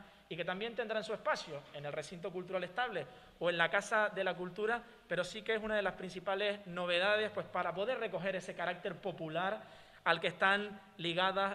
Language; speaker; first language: Spanish; native; Spanish